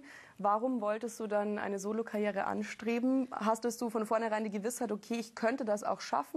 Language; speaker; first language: German; native; German